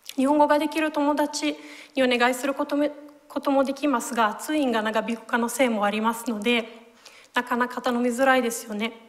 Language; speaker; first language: Japanese; non-native, fluent; Italian